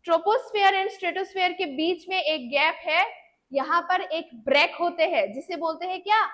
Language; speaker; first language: Hindi; non-native, local second language; Bangla